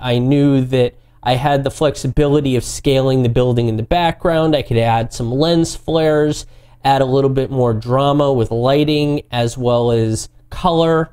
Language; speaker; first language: English; native; English